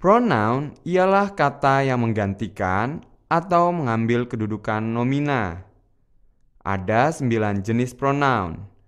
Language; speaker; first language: Indonesian; native; Indonesian